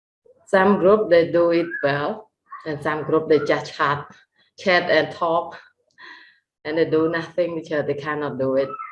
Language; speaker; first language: English; non-native, learner; Khmer